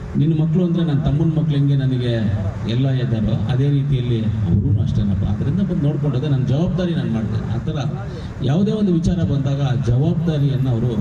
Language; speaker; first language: Kannada; native; Kannada